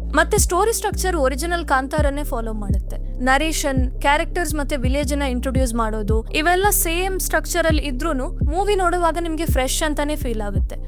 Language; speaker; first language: Kannada; native; Kannada